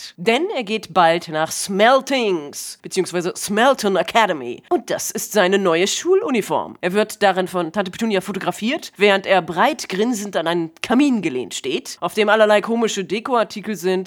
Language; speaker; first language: German; native; German